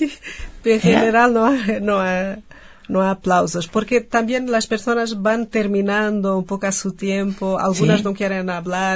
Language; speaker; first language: Spanish; non-native, fluent; Portuguese